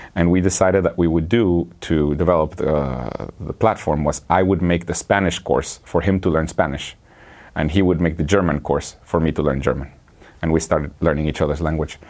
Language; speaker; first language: English; non-native, fluent; Spanish